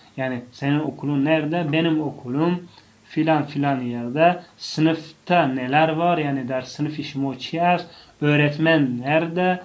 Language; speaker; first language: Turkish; non-native, fluent; Tajik